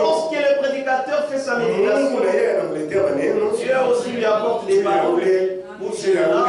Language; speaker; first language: French; non-native, local second language; Swahili